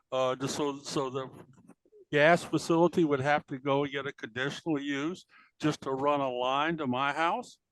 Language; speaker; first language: English; native; English